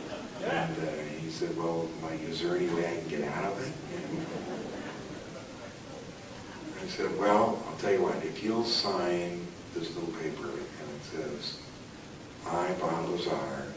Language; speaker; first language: English; native; English